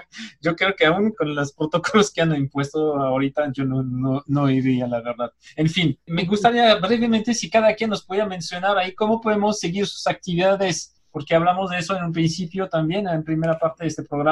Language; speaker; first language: Spanish; native; Spanish